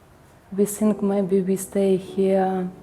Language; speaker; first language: English; non-native, learner; Ukrainian